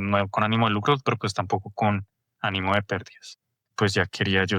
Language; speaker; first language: Spanish; native; Spanish